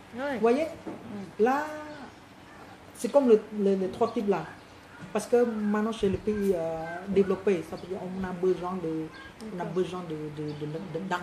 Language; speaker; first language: French; non-native, fluent; Khmer